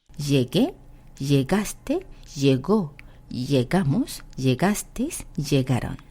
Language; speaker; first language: Spanish; non-native, fluent; Korean